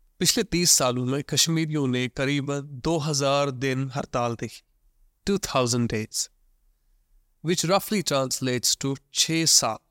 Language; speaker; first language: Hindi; non-native, local second language; Kashmiri